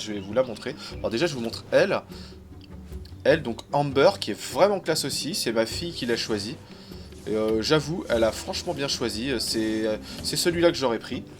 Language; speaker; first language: French; native; French